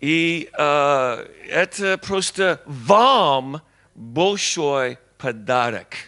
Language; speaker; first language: Russian; non-native, learner; English